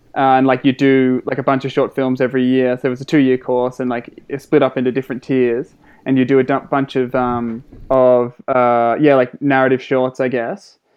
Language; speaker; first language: English; native; English